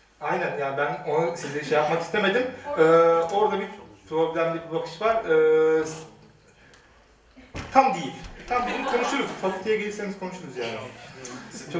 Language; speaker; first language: Turkish; native; Turkish